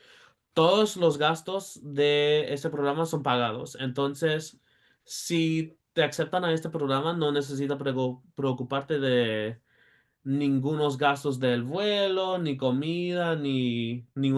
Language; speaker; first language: Spanish; early bilingual, heritage; Spanish